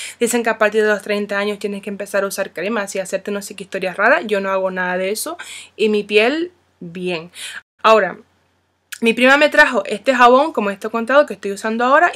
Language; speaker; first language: Spanish; non-native, fluent; English